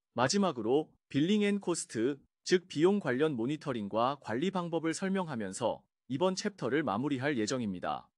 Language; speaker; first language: Korean; native; Korean